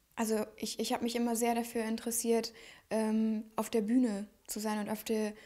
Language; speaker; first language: German; native; German